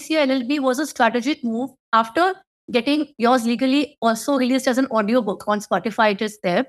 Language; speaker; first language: English; non-native, local second language; Hindi